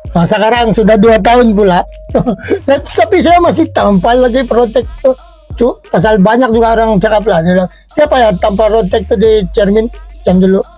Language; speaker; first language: Malay; non-native, fluent; Filipino